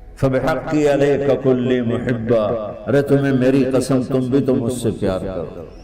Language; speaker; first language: Urdu; non-native, local second language; Punjabi